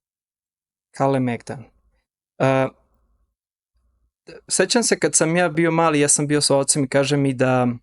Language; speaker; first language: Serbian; early bilingual, heritage; Serbian